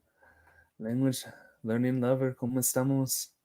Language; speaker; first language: Spanish; non-native, fluent; English